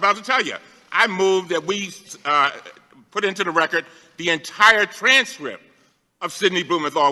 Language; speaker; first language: English; native; English